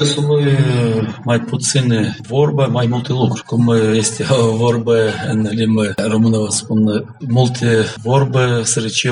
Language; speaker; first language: Romanian; non-native, local second language; Gagauz